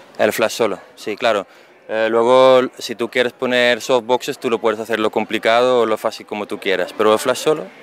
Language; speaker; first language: Spanish; non-native, fluent; Dutch